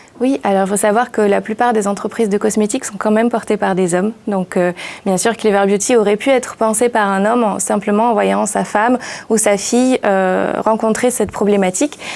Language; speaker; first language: French; native; French